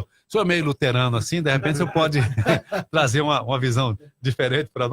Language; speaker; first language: Portuguese; native; Portuguese